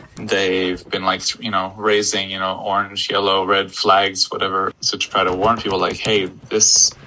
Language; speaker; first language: English; native; English